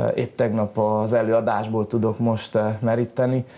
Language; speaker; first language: Hungarian; native; Hungarian